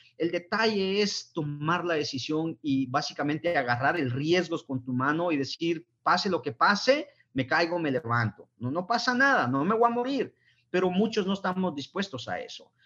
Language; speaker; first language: Spanish; native; Spanish